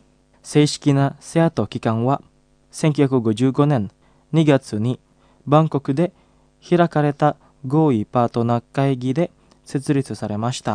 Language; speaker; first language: Japanese; non-native, fluent; Indonesian